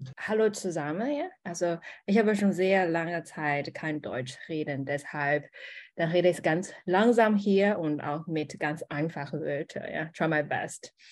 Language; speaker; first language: German; non-native, learner; Chinese